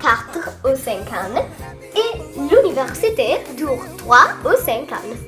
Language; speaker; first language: French; non-native, learner; Italian